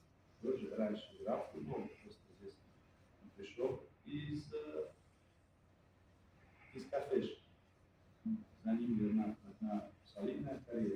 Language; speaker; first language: Russian; non-native, fluent; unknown